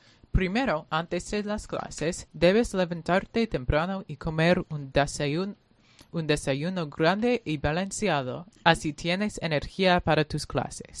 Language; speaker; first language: Spanish; non-native, learner; English